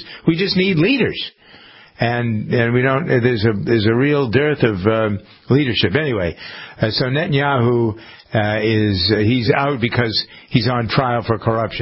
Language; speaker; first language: English; native; English